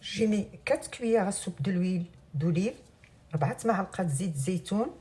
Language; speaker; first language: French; non-native, local second language; Arabic